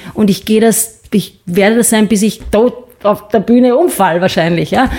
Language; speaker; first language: German; early bilingual, other home language; English